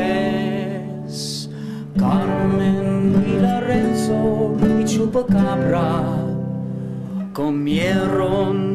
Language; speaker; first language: Spanish; non-native, learner; English